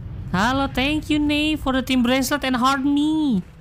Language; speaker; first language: English; non-native, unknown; Indonesian